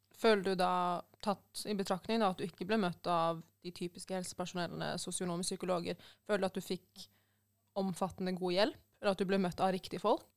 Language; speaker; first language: Norwegian; native; Norwegian